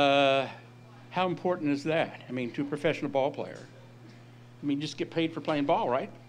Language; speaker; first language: English; native; English